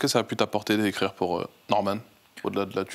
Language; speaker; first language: French; native; French